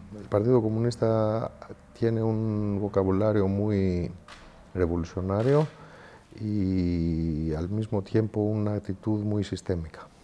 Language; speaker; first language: Spanish; non-native, fluent; Greek